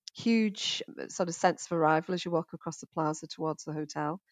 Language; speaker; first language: English; native; English